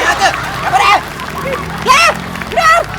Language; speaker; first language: Indonesian; non-native, learner; Japanese